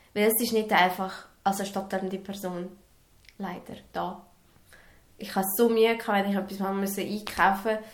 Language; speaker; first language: German; early bilingual, other home language; Serbian